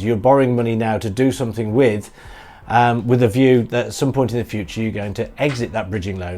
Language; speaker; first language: English; native; English